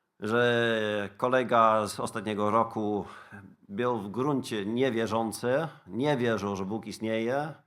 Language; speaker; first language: Polish; non-native, fluent; Dutch